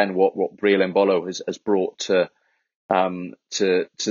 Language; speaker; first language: English; native; English